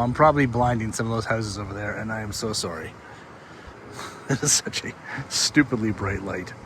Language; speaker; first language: English; native; English